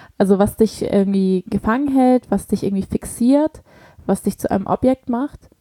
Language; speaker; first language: German; early bilingual, other home language; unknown